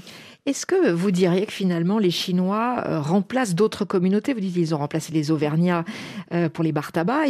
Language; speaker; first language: French; native; French